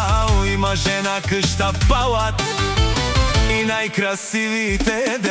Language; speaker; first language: Bulgarian; non-native, local second language; Romany